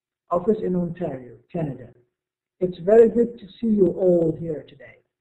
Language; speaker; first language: English; non-native, fluent; Arabic